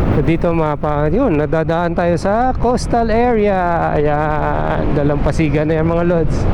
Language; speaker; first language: Filipino; non-native, local second language; Aklanon